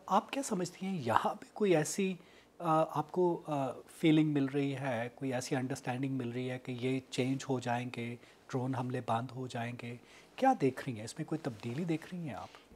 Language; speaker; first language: Urdu; native; Urdu